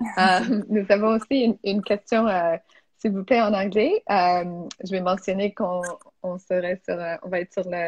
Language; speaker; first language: French; non-native, fluent; English